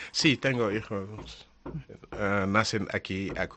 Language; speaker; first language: Spanish; non-native, learner; Wolof